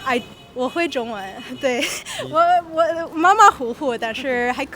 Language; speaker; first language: Chinese; non-native, learner; English